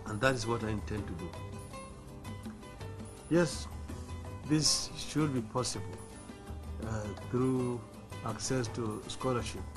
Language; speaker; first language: English; non-native, local second language; Luo (Kenya and Tanzania)